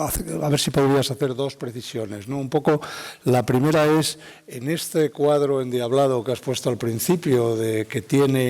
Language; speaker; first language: Spanish; native; Spanish